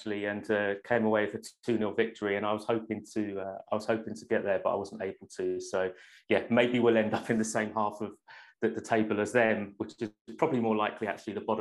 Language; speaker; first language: English; native; English